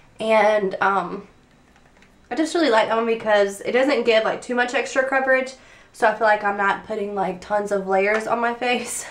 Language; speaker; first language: English; native; English